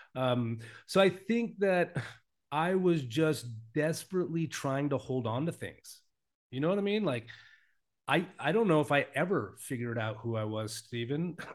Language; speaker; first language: English; native; English